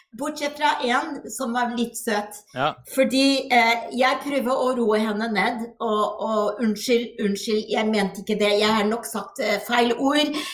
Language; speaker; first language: Norwegian; non-native, fluent; English